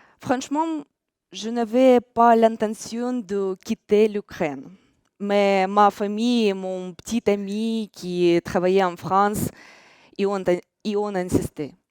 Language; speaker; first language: French; non-native, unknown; Russian